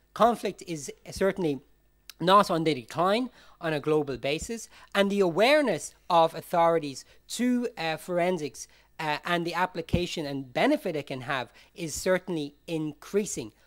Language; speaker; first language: English; native; English